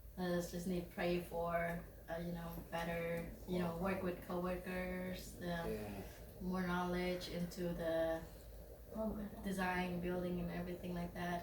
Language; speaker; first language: English; early bilingual, heritage; English